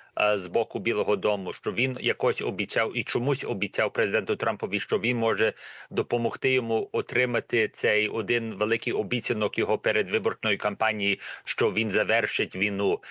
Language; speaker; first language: Ukrainian; early bilingual, heritage; Ukrainian